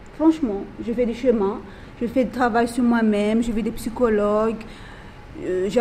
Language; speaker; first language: French; non-native, local second language; Malagasy